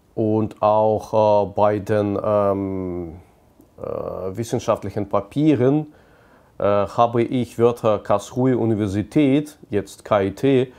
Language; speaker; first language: German; non-native, fluent; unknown